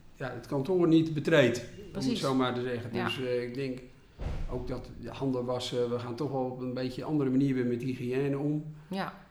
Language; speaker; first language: Dutch; native; Dutch